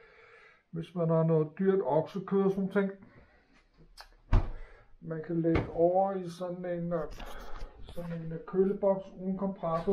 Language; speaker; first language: Danish; non-native, fluent; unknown